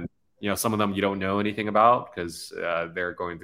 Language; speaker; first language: English; native; English